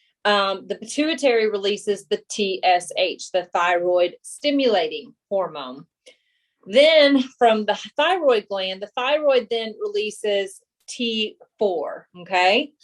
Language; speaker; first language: English; native; English